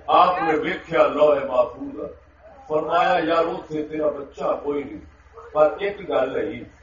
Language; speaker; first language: Urdu; non-native, local second language; Punjabi